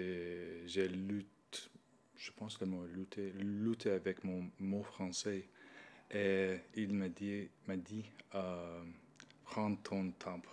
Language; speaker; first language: French; non-native, learner; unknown